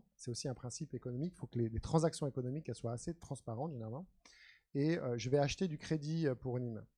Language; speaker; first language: French; native; French